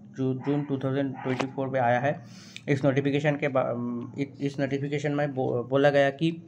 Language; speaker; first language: Hindi; non-native, local second language; Bangla